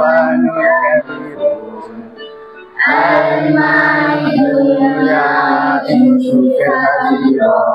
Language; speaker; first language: Arabic; non-native, learner; Malay